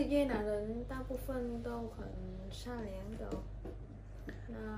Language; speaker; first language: Chinese; non-native, learner; Vietnamese